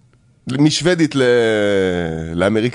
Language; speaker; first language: Hebrew; native; Hebrew